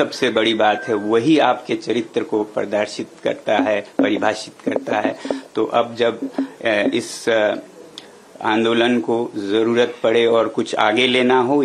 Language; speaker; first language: Hindi; native; Hindi